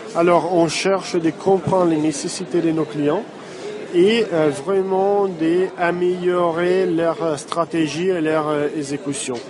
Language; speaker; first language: French; non-native, fluent; Italian